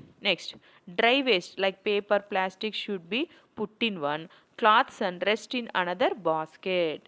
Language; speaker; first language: English; non-native, local second language; Telugu